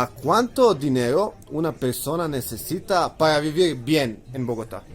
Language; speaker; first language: Spanish; non-native, learner; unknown